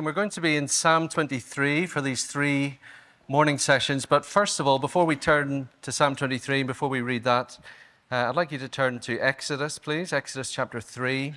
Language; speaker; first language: English; native; English